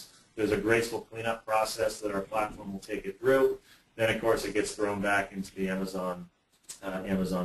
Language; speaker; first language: English; native; English